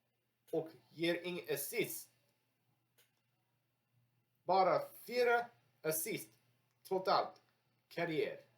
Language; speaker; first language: Swedish; non-native, learner; English